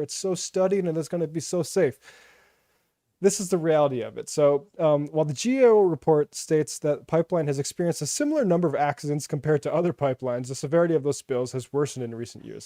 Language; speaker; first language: English; native; English